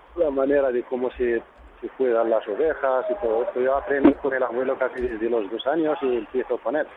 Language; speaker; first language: Spanish; non-native, fluent; Arabic